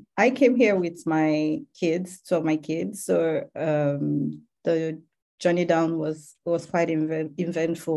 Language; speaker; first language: English; non-native, local second language; Yoruba